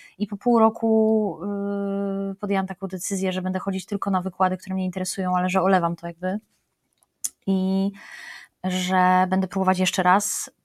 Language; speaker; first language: Polish; native; Polish